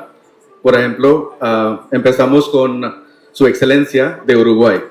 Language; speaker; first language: Spanish; non-native, learner; Tamil